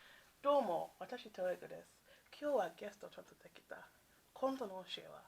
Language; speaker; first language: Japanese; non-native, learner; English